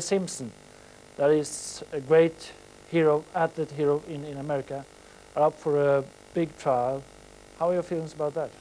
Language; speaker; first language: English; non-native, fluent; Norwegian